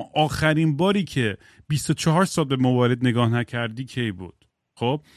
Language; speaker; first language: Persian; native; Persian